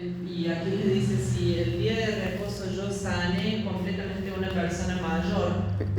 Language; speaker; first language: Spanish; native; Spanish